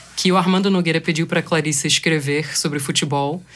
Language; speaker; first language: Portuguese; non-native, fluent; English